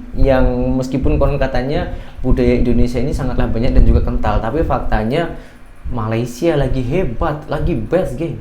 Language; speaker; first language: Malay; native; Malay